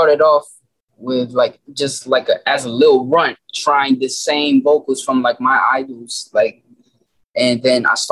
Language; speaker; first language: English; non-native, local second language; Filipino